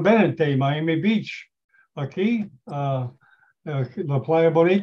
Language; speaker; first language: Spanish; non-native, learner; English